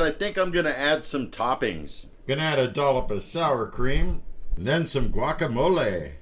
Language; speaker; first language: English; native; English